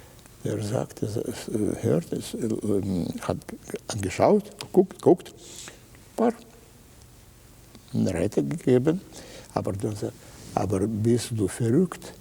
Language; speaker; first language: German; non-native, fluent; Russian